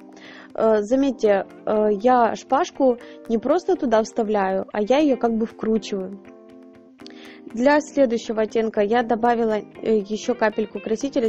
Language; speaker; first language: Russian; native; Russian